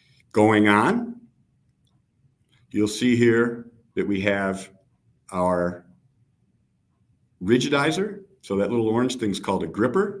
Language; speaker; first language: English; native; English